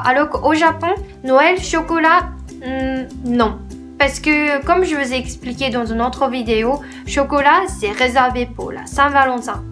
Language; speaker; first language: French; non-native, fluent; Japanese